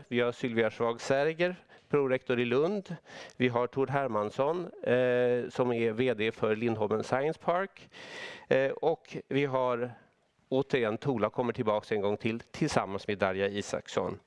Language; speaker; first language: Swedish; native; Swedish